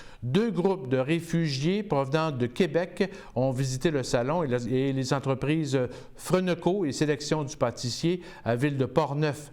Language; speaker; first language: French; native; French